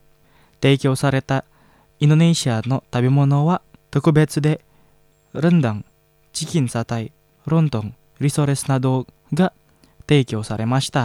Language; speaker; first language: Japanese; non-native, fluent; Indonesian